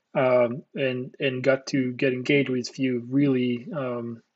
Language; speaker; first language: English; non-native, fluent; Hebrew